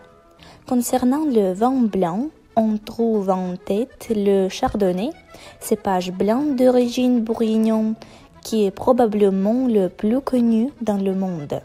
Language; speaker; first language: French; non-native, learner; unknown